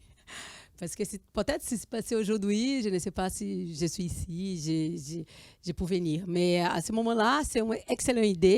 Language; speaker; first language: French; non-native, fluent; Portuguese